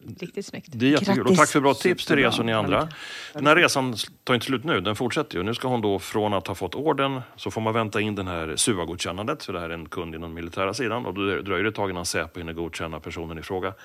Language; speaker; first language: Swedish; native; Swedish